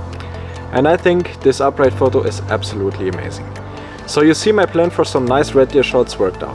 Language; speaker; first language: English; non-native, fluent; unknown